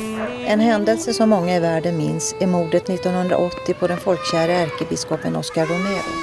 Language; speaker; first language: Swedish; native; Swedish